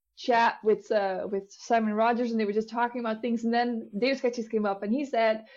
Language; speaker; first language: English; non-native, fluent; Dutch